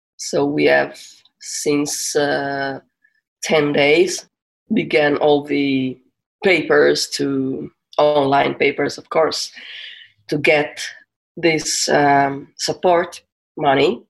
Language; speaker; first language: English; non-native, fluent; Italian